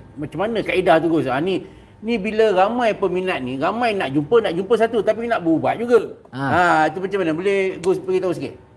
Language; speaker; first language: Malay; native; Malay